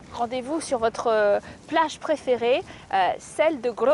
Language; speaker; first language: French; native; French